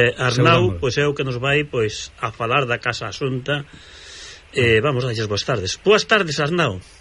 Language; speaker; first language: Galician; native; Galician